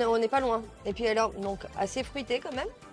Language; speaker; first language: French; native; French